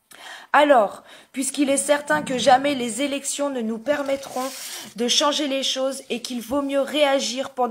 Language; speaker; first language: French; native; French